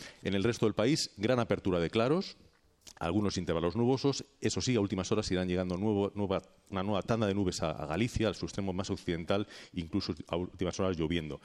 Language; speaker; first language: Spanish; native; Spanish